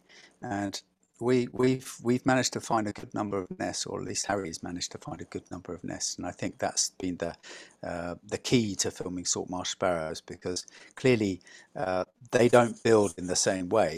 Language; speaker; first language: English; native; English